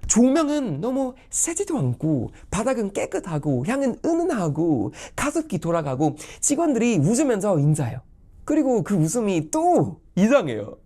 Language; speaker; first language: Korean; non-native, fluent; Swedish